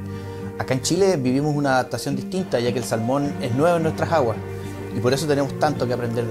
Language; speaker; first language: Spanish; native; Spanish